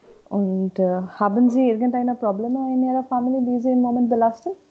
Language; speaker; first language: German; non-native, learner; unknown